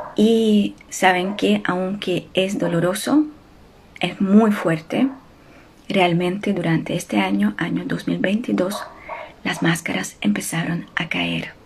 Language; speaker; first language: Spanish; non-native, fluent; Ukrainian